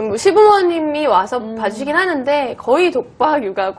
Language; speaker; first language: Korean; native; Korean